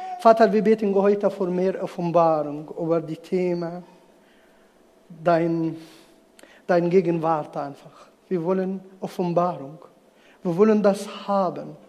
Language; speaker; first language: German; non-native, learner; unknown